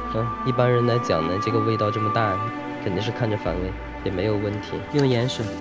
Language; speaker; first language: Chinese; native; Chinese